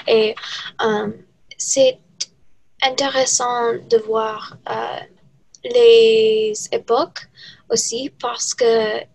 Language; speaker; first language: French; non-native, learner; English